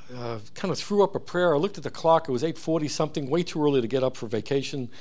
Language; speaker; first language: English; early bilingual, other home language; Hebrew